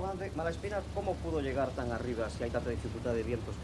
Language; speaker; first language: Spanish; native; Spanish